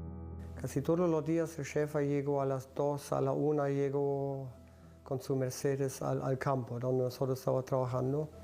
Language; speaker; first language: Spanish; early bilingual, other home language; German